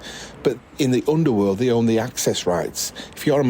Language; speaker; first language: English; native; English